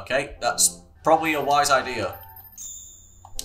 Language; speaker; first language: English; native; English